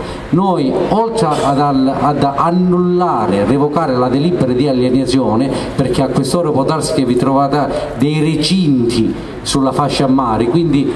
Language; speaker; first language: Italian; native; Italian